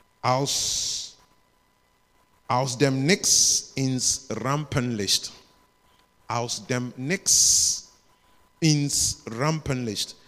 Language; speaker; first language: German; non-native, learner; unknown